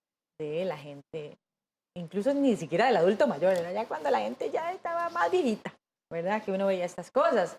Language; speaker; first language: Spanish; native; Spanish